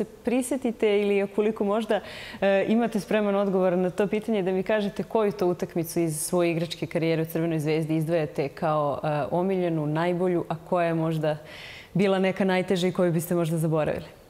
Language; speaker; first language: Serbian; native; Serbian